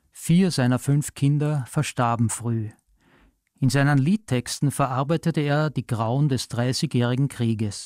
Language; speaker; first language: German; native; German